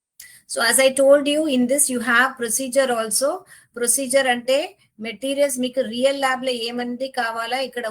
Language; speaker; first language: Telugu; non-native, learner; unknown